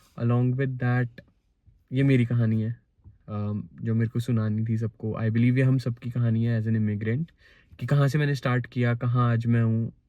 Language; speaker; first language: Hindi; native; Hindi